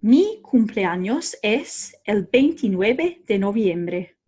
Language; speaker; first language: Spanish; non-native, fluent; English